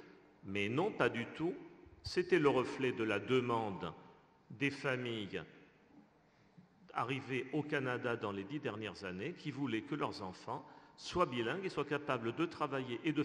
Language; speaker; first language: French; native; French